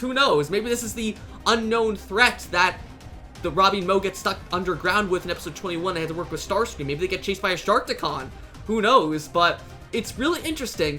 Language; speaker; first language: English; native; English